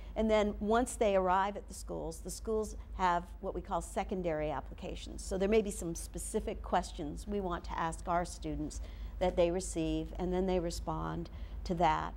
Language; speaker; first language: English; native; English